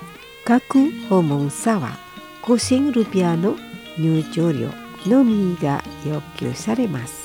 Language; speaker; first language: Japanese; non-native, fluent; Indonesian